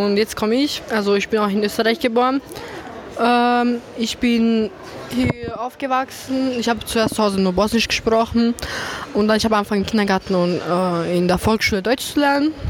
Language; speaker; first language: German; early bilingual, other home language; Bosnian